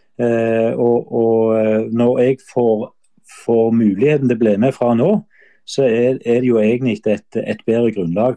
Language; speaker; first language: Norwegian; native; Norwegian